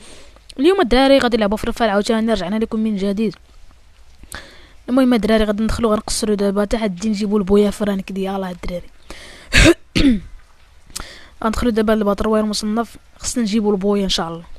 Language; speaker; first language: Arabic; native; Arabic